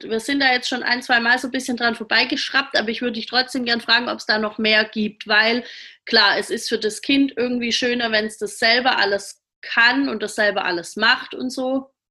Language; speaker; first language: German; native; German